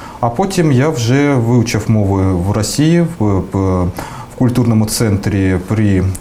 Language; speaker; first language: Ukrainian; early bilingual, heritage; Russian